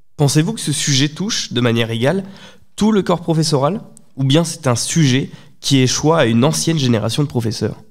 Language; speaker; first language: French; native; French